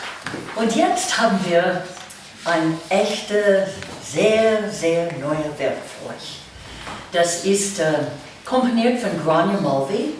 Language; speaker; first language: German; non-native, fluent; English